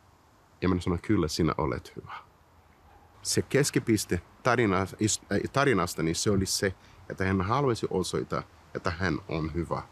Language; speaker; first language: Finnish; non-native, fluent; Portuguese